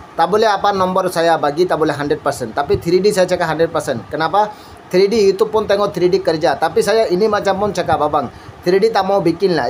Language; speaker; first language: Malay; non-native, learner; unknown